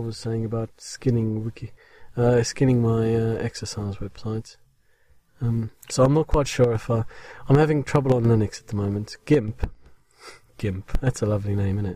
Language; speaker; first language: English; native; English